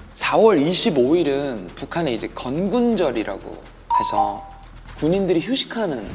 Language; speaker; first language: Korean; native; Korean